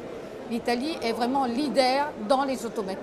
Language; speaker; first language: French; non-native, fluent; Italian